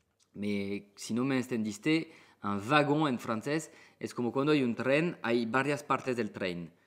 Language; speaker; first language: Spanish; non-native, fluent; French